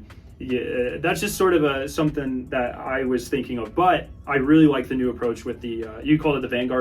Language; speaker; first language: English; native; English